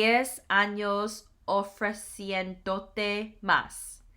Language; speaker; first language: Spanish; non-native, learner; English